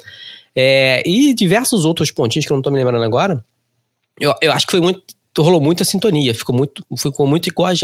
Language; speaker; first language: Portuguese; native; Portuguese